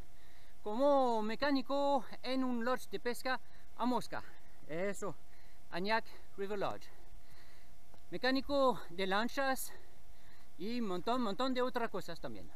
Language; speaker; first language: Spanish; non-native, learner; French